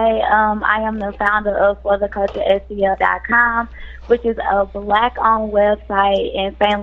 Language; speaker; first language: English; native; English